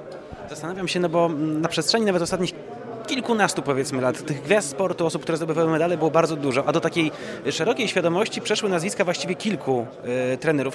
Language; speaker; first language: Polish; native; Polish